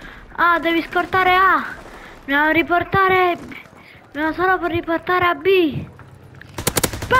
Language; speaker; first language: Italian; native; Italian